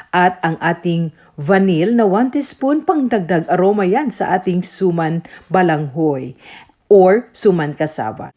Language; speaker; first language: Filipino; non-native, local second language; Cebuano